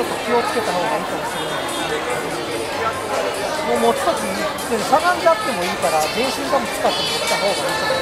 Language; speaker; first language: Japanese; native; Japanese